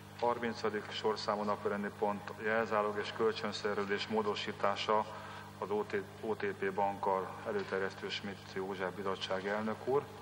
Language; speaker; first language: Hungarian; native; Hungarian